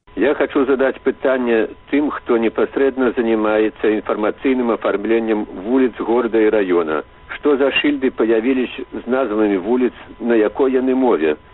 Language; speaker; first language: Belarusian; native; Belarusian